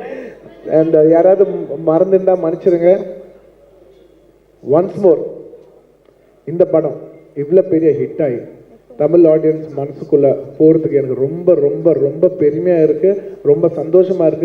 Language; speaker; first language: Tamil; non-native, fluent; Telugu